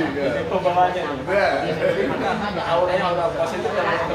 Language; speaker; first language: Indonesian; native; Indonesian